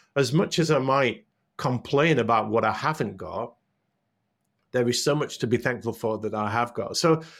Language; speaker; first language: English; native; English